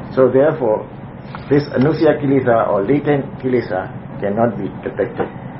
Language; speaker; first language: English; non-native, fluent; Burmese